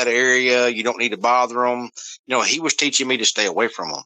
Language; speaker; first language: English; native; English